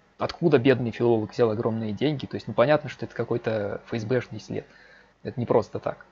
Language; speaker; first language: Russian; native; Russian